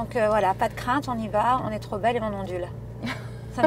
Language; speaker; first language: French; native; French